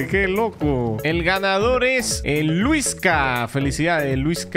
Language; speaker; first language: Spanish; native; Spanish